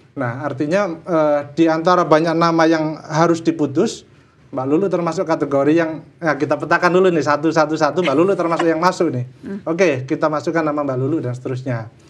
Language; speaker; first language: Indonesian; native; Indonesian